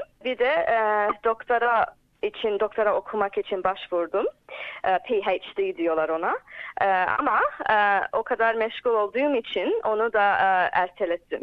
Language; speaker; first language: Turkish; early bilingual, heritage; English